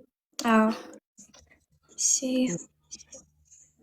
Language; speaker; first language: English; non-native, learner; Amharic